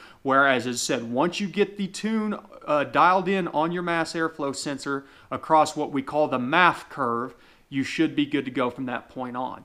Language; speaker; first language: English; native; English